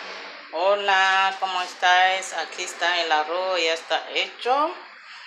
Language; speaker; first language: Spanish; non-native, learner; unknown